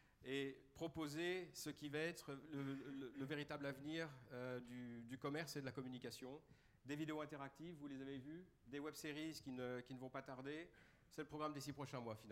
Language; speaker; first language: French; native; French